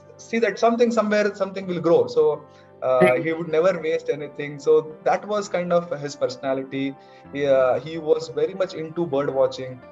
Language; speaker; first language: English; non-native, local second language; Kannada